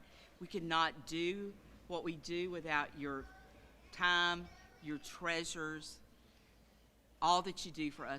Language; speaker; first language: English; native; English